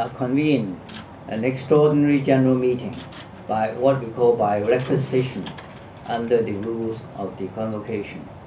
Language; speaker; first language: English; non-native, local second language; Cantonese